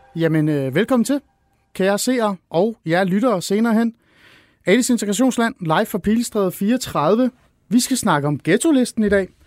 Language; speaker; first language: Danish; early bilingual, other home language; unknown